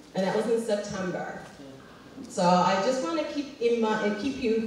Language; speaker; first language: English; native; English